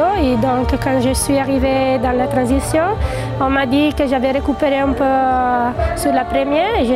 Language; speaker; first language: French; non-native, learner; Spanish